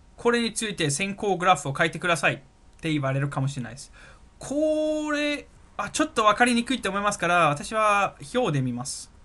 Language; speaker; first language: Japanese; non-native, fluent; German